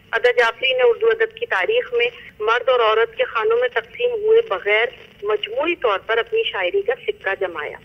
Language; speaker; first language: Urdu; native; Urdu